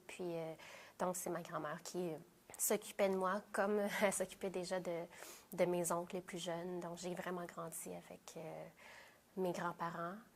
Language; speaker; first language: French; early bilingual, other home language; Vietnamese